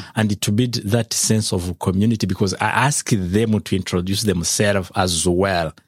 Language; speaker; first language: English; non-native, local second language; Kinyarwanda